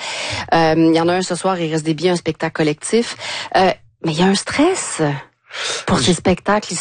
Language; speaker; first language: French; native; French